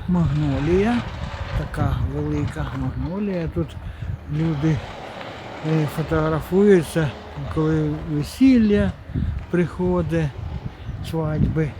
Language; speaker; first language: Ukrainian; non-native, local second language; Russian